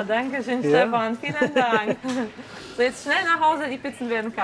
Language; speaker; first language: German; non-native, fluent; Polish